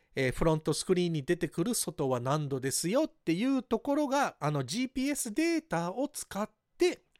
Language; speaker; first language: Japanese; early bilingual, heritage; Japanese